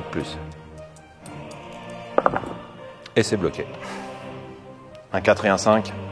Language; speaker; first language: French; native; French